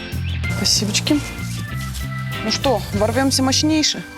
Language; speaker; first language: Russian; native; Russian